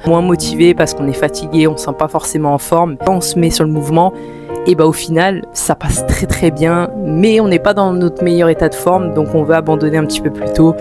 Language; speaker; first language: French; native; French